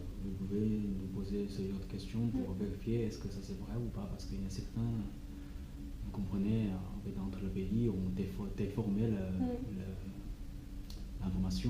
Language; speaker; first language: French; non-native, learner; Chinese